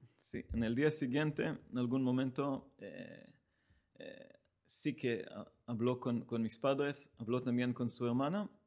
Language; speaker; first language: Spanish; non-native, learner; Hebrew